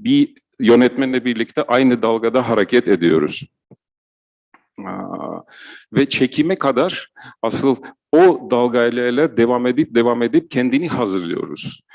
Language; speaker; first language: Turkish; non-native, fluent; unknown